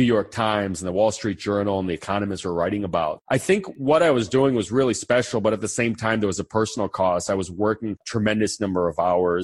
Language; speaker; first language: English; native; English